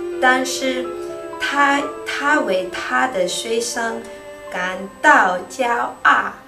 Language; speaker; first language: Chinese; non-native, fluent; English